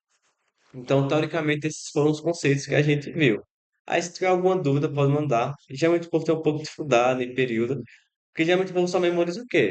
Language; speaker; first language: Portuguese; native; Portuguese